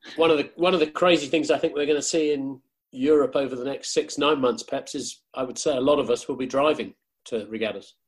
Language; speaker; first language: English; native; English